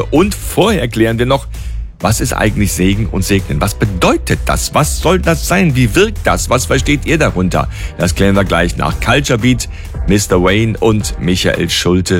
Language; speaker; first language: German; native; German